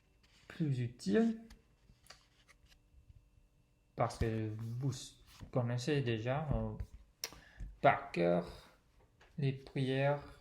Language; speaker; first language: French; non-native, fluent; English